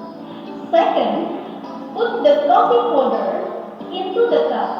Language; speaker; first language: English; non-native, learner; Indonesian